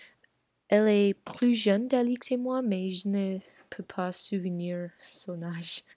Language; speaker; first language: French; non-native, learner; English